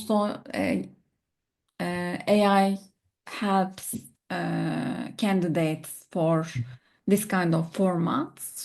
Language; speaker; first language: English; non-native, learner; Turkish